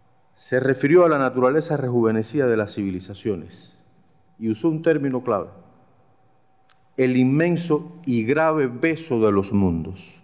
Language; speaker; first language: Spanish; native; Spanish